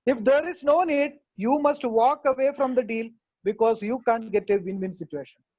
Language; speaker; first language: English; non-native, local second language; Malayalam